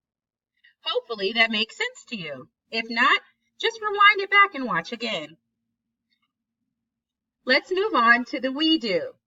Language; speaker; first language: English; native; English